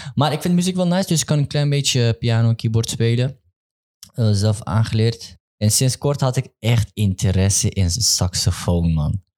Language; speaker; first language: Dutch; early bilingual, other home language; Turkish